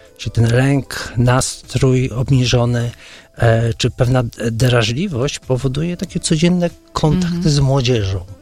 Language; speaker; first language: Polish; native; Polish